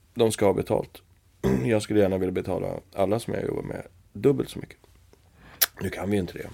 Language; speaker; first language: Swedish; native; Swedish